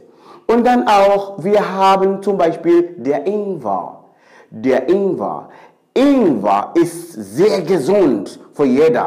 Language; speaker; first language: German; non-native, fluent; Swahili